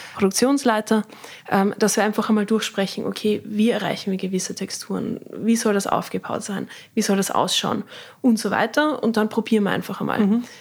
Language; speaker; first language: German; native; German